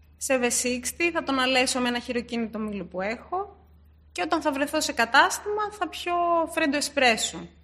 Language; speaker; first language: Greek; early bilingual, other home language; Turkish